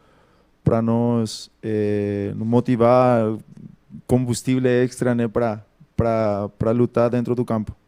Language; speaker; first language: Portuguese; non-native, fluent; Spanish